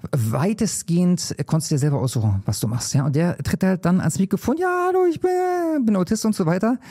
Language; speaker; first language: German; native; German